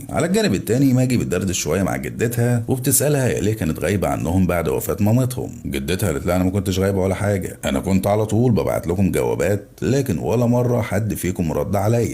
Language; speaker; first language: Arabic; native; Arabic